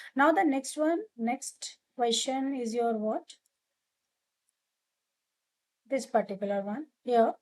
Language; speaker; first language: English; non-native, local second language; Hindi